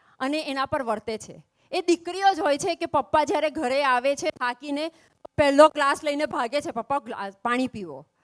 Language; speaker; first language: Gujarati; native; Gujarati